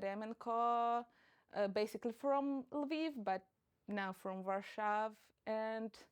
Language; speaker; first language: English; non-native, fluent; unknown